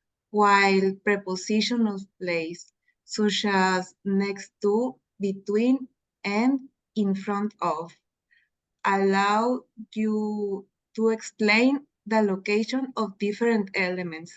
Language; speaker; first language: English; non-native, learner; Spanish